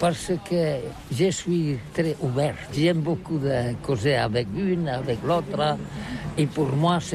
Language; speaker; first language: French; non-native, learner; Catalan